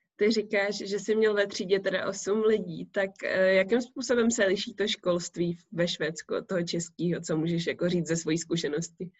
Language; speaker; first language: Czech; native; Czech